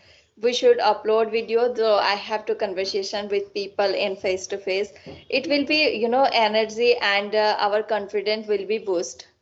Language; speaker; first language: English; non-native, learner; Assamese